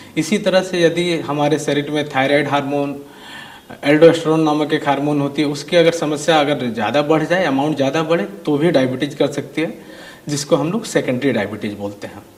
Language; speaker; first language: Hindi; native; Hindi